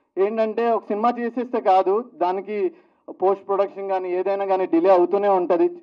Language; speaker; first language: Telugu; native; Telugu